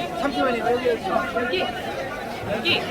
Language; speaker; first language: Korean; non-native, learner; Bangla